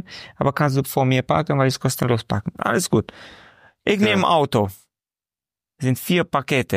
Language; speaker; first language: German; non-native, learner; Romanian